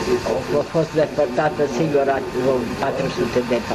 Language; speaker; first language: Romanian; non-native, local second language; German